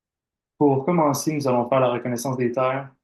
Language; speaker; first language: French; native; French